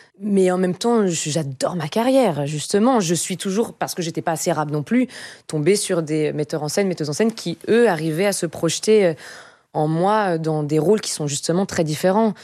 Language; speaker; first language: French; native; French